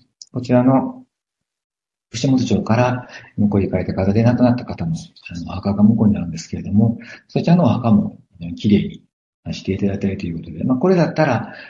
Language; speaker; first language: Japanese; native; Japanese